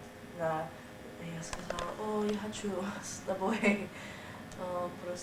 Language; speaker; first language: Russian; non-native, learner; English